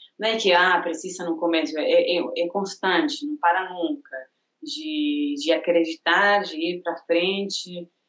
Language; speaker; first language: Portuguese; non-native, fluent; Spanish